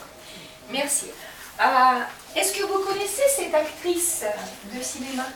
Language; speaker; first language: French; non-native, fluent; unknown